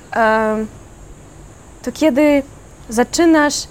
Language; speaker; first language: Polish; non-native, fluent; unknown